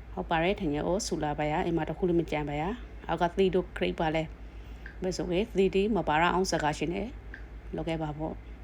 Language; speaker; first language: Burmese; native; Burmese